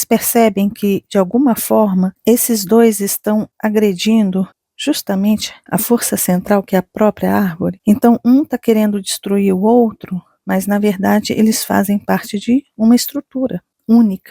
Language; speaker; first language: Portuguese; native; Portuguese